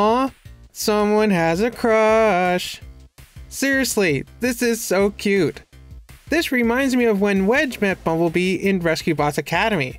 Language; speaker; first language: English; native; English